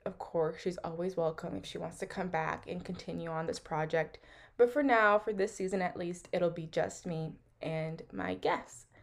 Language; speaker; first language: English; early bilingual, other home language; Portuguese